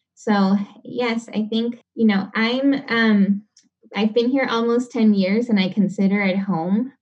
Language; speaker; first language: English; non-native, fluent; Spanish